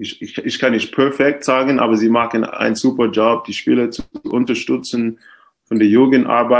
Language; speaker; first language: German; non-native, fluent; English